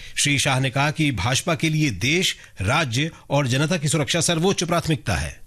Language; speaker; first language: Hindi; native; Hindi